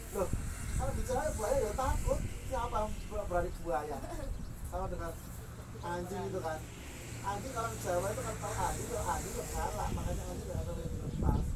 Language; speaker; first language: Indonesian; non-native, local second language; Javanese